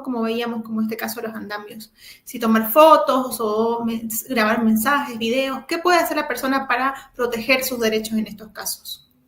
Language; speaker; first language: Spanish; native; Spanish